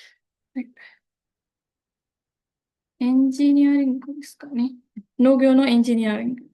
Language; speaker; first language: Japanese; non-native, fluent; Indonesian